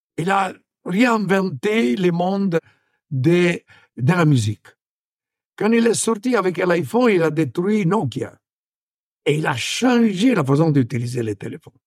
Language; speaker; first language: French; non-native, fluent; Italian